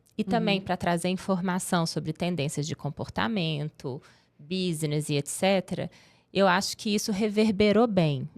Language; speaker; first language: Portuguese; native; Portuguese